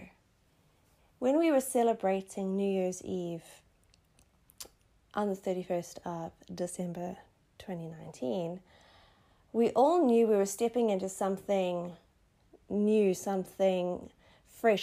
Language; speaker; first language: English; native; English